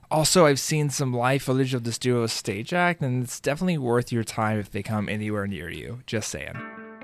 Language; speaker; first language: English; native; English